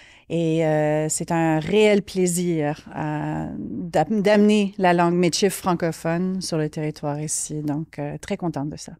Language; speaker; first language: French; early bilingual, heritage; French